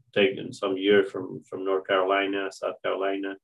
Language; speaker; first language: English; non-native, fluent; Spanish